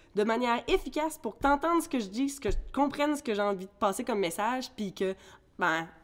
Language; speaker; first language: French; early bilingual, other home language; English